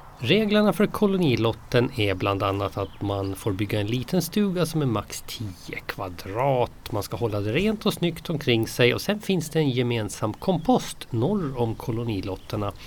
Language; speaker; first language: Swedish; native; Swedish